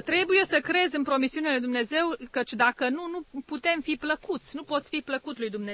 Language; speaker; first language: Romanian; native; Romanian